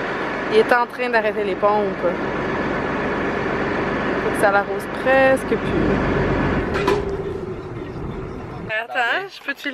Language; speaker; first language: French; native; French